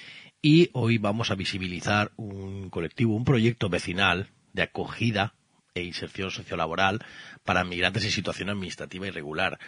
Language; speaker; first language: Spanish; native; Spanish